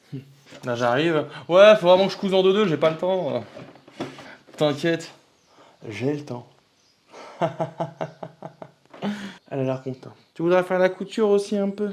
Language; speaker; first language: French; native; French